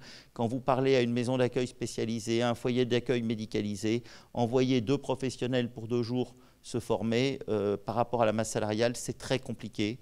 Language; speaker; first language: French; native; French